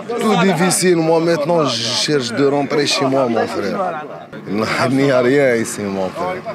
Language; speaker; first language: French; non-native, learner; Arabic